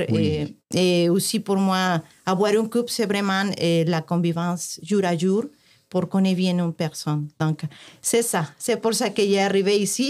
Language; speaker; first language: French; non-native, fluent; Spanish